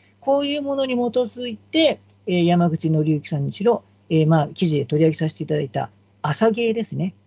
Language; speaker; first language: Japanese; native; Japanese